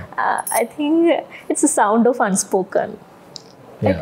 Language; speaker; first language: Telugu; non-native, learner; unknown